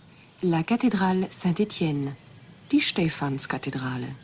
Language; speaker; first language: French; non-native, fluent; German